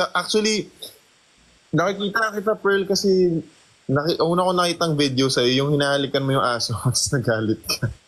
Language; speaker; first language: Filipino; native; Filipino